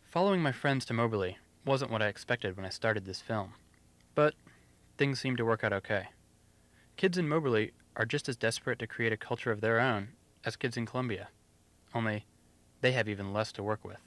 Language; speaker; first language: English; native; English